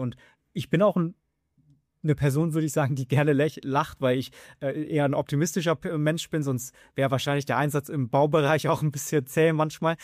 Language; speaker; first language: German; early bilingual, other home language; Vietnamese